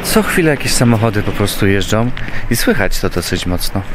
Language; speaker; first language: Polish; native; Polish